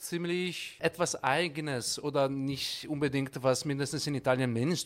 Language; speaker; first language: German; non-native, fluent; Italian